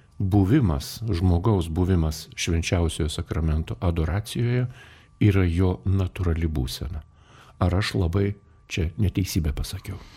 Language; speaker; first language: Lithuanian; native; Lithuanian